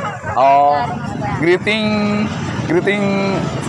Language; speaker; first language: English; non-native, learner; Indonesian